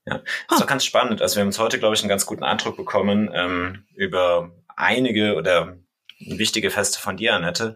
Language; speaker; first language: German; native; German